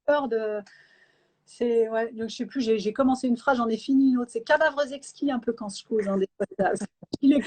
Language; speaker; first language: French; native; French